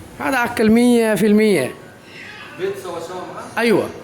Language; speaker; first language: Arabic; non-native, learner; Bangla